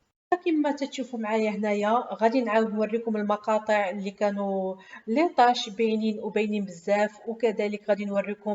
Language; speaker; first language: Arabic; native; Arabic